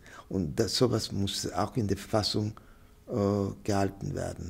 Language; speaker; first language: German; non-native, fluent; Arabic